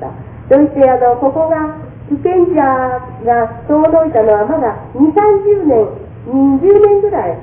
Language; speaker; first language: Japanese; native; Japanese